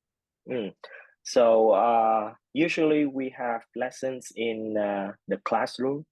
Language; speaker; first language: English; non-native, fluent; Vietnamese